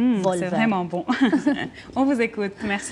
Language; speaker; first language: French; non-native, local second language; Arabic